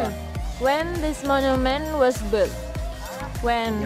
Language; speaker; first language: English; non-native, learner; Indonesian